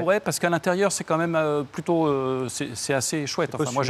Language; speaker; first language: French; native; French